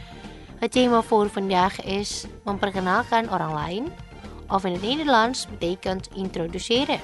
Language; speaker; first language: Dutch; non-native, learner; Indonesian